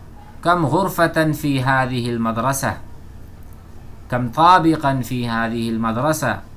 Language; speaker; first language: Arabic; non-native, fluent; Urdu